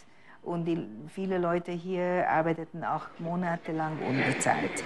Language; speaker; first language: German; non-native, fluent; Hungarian